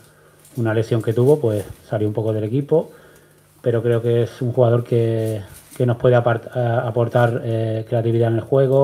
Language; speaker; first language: Spanish; native; Spanish